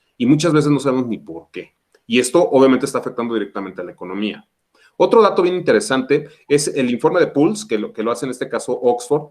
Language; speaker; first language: Spanish; native; Spanish